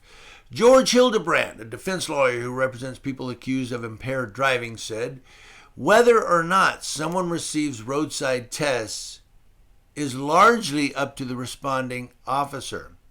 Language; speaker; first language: English; native; English